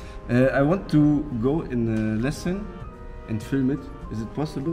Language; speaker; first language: English; non-native, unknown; German